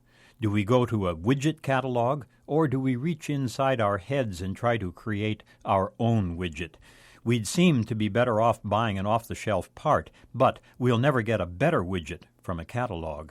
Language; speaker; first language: English; native; English